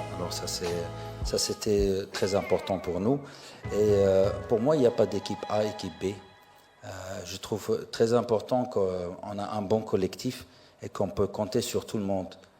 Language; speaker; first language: French; non-native, fluent; Arabic